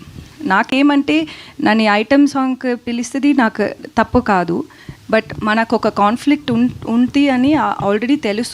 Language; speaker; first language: Telugu; non-native, fluent; Tamil